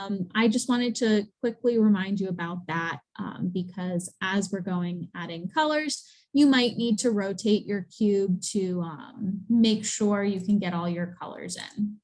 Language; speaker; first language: English; native; English